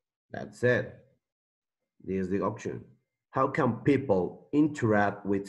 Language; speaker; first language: English; non-native, learner; Spanish